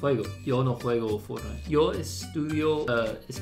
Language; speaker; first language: Spanish; non-native, learner; English